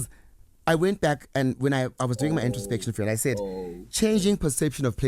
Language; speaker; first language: English; non-native, local second language; Zulu